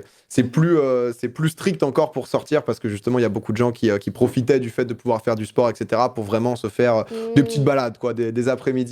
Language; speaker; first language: French; native; French